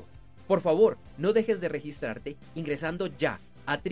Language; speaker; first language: Spanish; native; Spanish